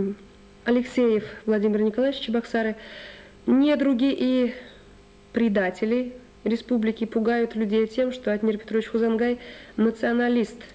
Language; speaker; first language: Russian; native; Russian